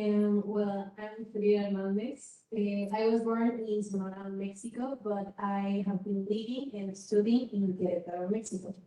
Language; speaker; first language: English; non-native, learner; Spanish